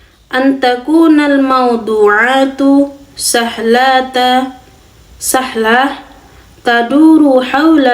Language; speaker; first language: Arabic; non-native, learner; Indonesian